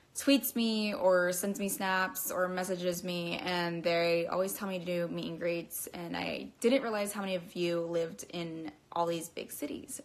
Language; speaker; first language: English; native; English